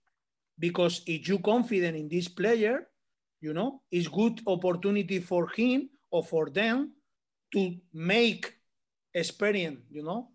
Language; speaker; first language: English; non-native, learner; Spanish